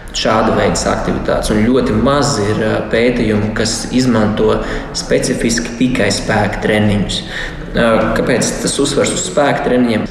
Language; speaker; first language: Latvian; native; Latvian